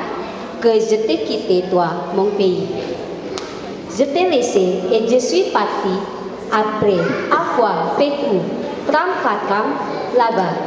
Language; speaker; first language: French; non-native, learner; Indonesian